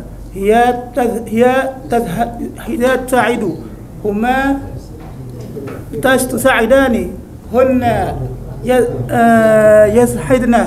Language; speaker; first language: Arabic; non-native, learner; Indonesian